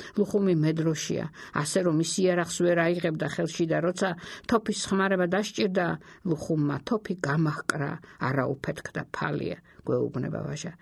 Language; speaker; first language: Georgian; native; Georgian